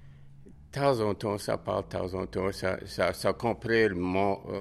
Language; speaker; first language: French; native; French